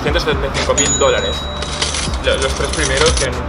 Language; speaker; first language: Spanish; native; Spanish